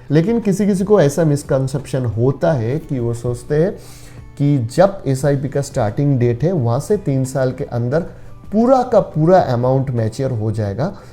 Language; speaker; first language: Hindi; non-native, local second language; Bangla